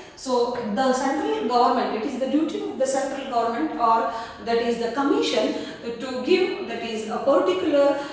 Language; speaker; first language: English; non-native, local second language; Kannada